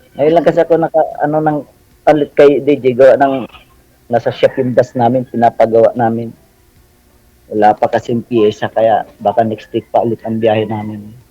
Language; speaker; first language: Filipino; non-native, local second language; Cebuano